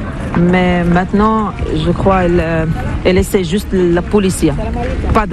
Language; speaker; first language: French; non-native, learner; Arabic